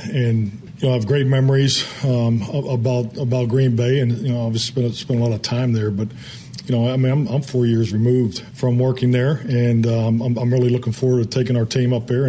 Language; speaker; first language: English; native; English